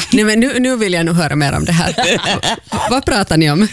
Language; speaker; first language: Swedish; native; Swedish